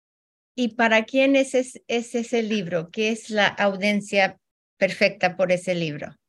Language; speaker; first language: Spanish; early bilingual, heritage; Spanish